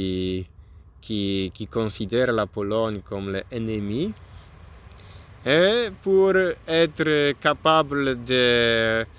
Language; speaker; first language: French; non-native, learner; Polish